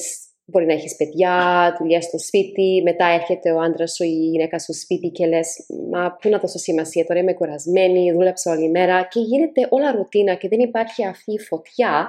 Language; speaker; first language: Greek; early bilingual, heritage; Greek